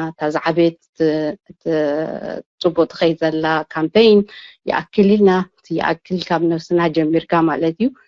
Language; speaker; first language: Tigrinya; non-native, local second language; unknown